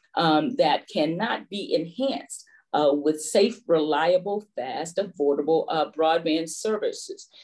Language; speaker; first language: English; native; English